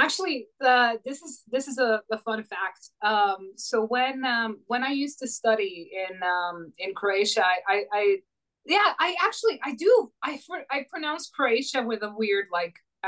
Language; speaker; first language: English; non-native, fluent; Croatian